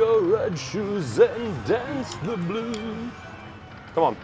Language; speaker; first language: English; native; English